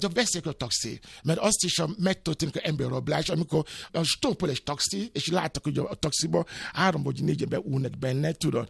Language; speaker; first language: Hungarian; non-native, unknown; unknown